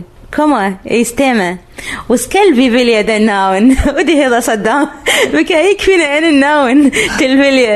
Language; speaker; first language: Danish; non-native, learner; Arabic